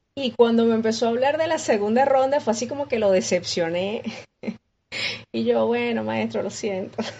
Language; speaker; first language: Spanish; native; Spanish